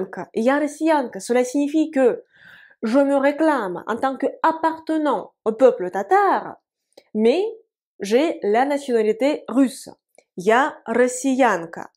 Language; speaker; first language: French; non-native, fluent; Russian